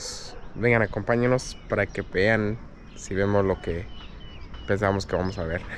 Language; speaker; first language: Spanish; early bilingual, heritage; English